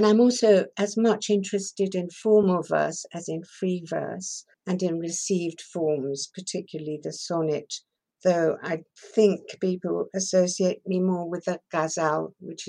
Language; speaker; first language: English; early bilingual, other home language; Persian